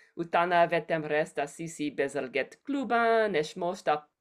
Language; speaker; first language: Hungarian; non-native, learner; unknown